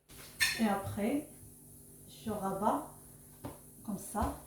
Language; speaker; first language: French; non-native, local second language; Arabic